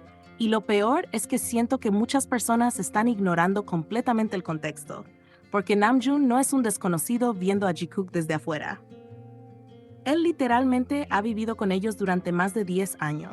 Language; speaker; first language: Spanish; native; Spanish